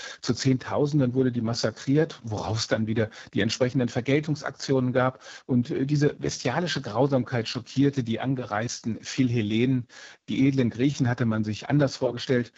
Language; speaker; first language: German; native; German